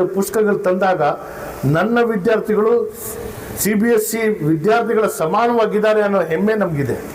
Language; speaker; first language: Kannada; non-native, local second language; Urdu